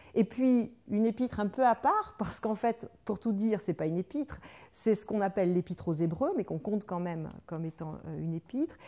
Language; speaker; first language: French; native; French